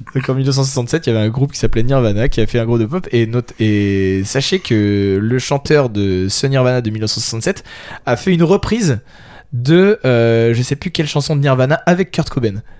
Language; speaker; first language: French; native; French